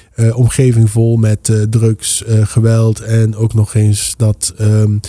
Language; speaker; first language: Dutch; early bilingual, other home language; Papiamento